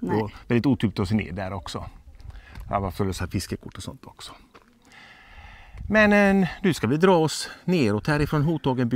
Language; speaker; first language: Swedish; native; Swedish